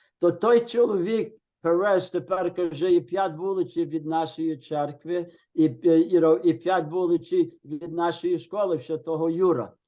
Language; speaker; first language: Ukrainian; early bilingual, heritage; Ukrainian